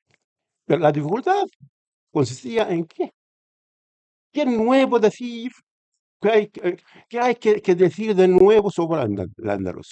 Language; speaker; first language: Spanish; non-native, fluent; Arabic